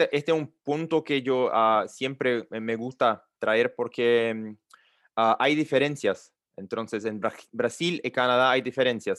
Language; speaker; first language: Spanish; non-native, learner; Portuguese